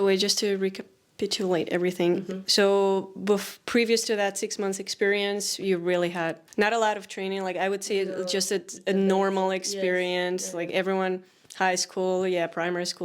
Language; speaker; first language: English; non-native, fluent; Spanish